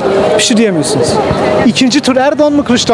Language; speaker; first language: Turkish; native; Turkish